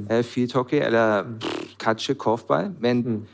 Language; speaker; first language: Norwegian; non-native, fluent; German